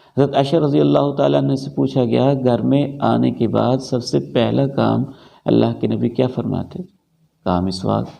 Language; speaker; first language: Urdu; non-native, local second language; Punjabi